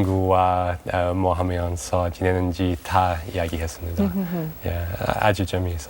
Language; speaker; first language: Korean; non-native, learner; English